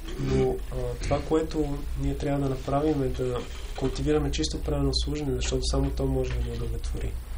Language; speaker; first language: Bulgarian; native; Bulgarian